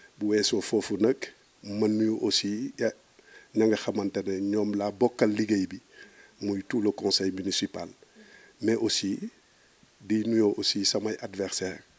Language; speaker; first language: Wolof; non-native, local second language; Serer